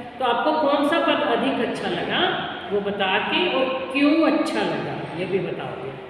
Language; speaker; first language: Hindi; native; Hindi